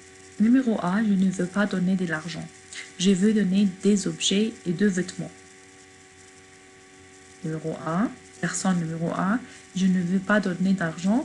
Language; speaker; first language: French; non-native, fluent; Arabic